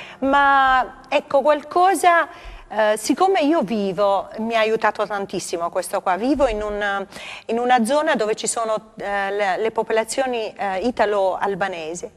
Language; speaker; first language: Italian; non-native, fluent; Albanian